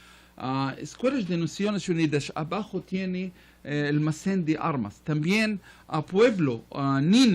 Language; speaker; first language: Spanish; non-native, learner; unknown